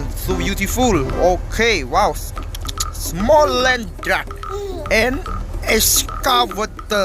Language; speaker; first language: English; non-native, learner; Khmer